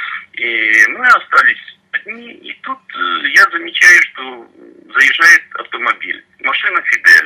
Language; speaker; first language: Russian; native; Russian